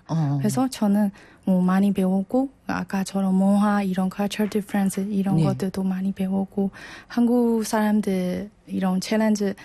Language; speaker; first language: Korean; non-native, learner; Burmese